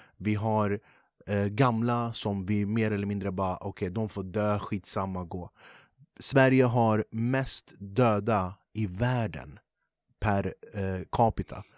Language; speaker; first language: Swedish; early bilingual, other home language; Kurdish